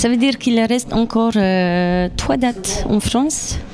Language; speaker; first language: French; non-native, fluent; Polish